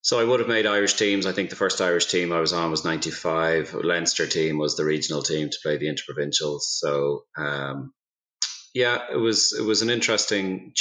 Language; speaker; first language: English; native; English